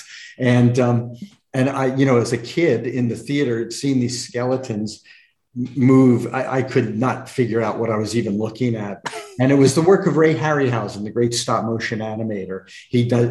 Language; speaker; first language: English; native; English